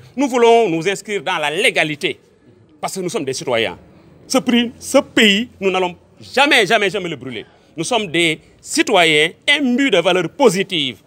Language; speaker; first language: French; non-native, local second language; Wolof